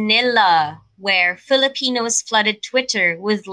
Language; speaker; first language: English; non-native, local second language; Filipino